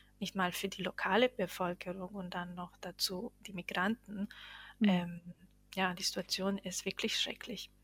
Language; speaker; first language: German; non-native, fluent; Bosnian